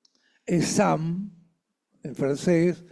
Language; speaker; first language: Spanish; native; Spanish